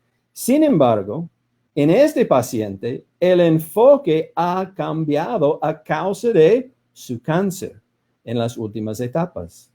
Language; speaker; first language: Spanish; non-native, fluent; English